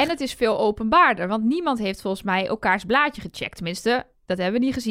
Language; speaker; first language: Dutch; native; Dutch